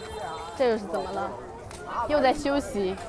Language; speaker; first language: Chinese; non-native, fluent; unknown